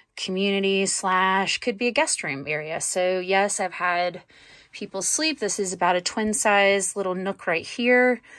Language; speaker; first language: English; native; English